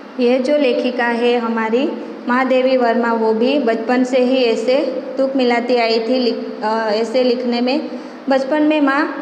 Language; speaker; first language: Hindi; non-native, local second language; Gujarati